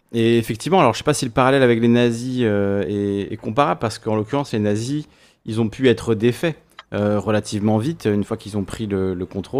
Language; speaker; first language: French; native; French